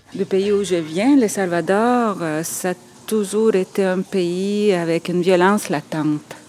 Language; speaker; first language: French; non-native, fluent; Spanish